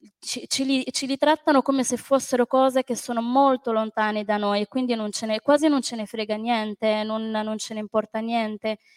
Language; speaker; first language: Italian; early bilingual, other home language; Arabic